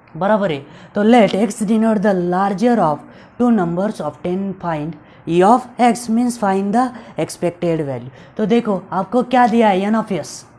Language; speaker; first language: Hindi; non-native, local second language; Marathi